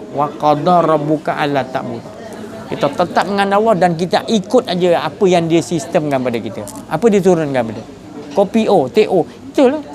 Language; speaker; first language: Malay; native; Malay